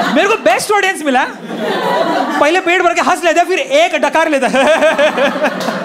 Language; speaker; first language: Hindi; non-native, local second language; Gujarati